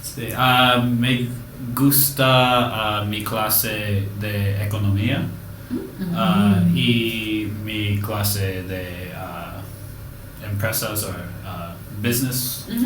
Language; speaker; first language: Spanish; non-native, learner; English